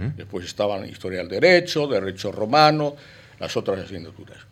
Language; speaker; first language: Spanish; native; Spanish